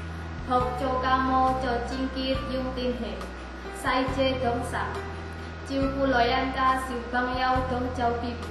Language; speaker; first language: Cantonese; non-native, learner; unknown